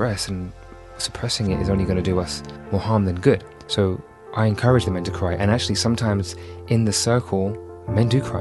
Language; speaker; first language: English; native; English